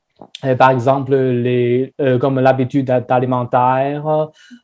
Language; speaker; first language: French; non-native, learner; Chinese